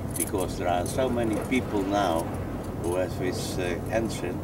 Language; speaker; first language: English; non-native, learner; Dutch